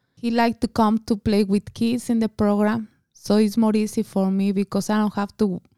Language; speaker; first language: English; non-native, learner; Spanish